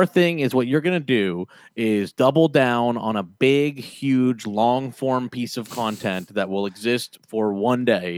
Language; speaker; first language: English; native; English